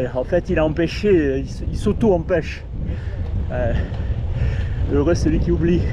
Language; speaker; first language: French; native; French